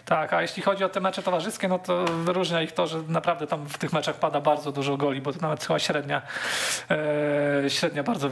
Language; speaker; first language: Polish; native; Polish